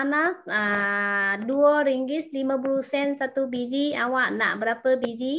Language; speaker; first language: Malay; non-native, fluent; Vietnamese